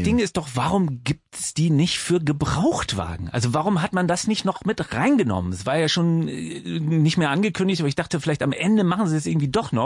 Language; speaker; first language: German; native; German